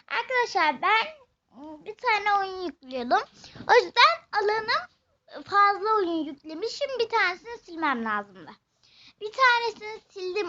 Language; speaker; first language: Turkish; native; Turkish